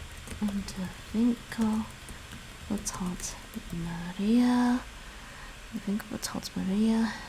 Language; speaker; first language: Dutch; non-native, learner; English